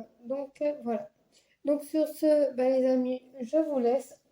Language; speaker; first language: French; native; French